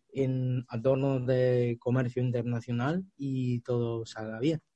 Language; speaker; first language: Spanish; non-native, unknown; Chinese